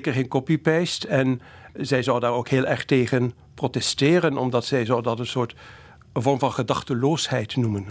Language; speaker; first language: Dutch; native; Dutch